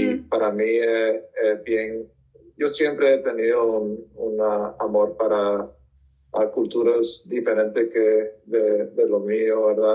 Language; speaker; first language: Spanish; early bilingual, heritage; Spanish